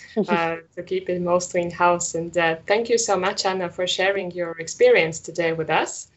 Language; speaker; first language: English; non-native, fluent; Latvian